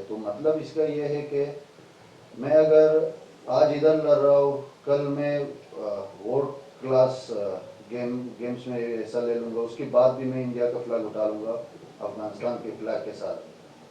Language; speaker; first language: Hindi; non-native, fluent; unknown